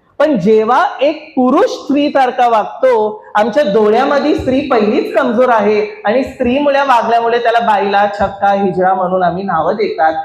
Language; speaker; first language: Marathi; non-native, local second language; Hindi